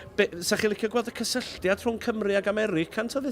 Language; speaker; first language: Welsh; native; Welsh